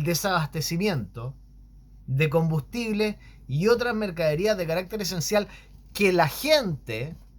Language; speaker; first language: Spanish; native; Spanish